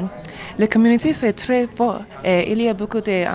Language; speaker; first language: French; non-native, learner; English